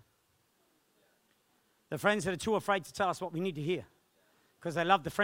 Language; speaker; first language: English; native; English